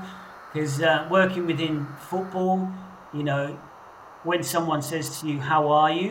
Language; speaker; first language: English; native; English